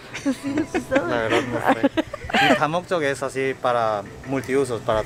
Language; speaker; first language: Spanish; early bilingual, other home language; Korean